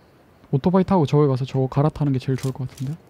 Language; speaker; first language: Korean; native; Korean